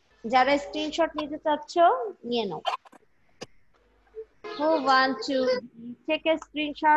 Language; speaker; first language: English; non-native, local second language; Bangla